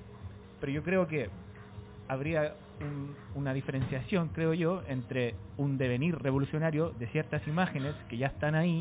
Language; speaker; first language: Spanish; native; Spanish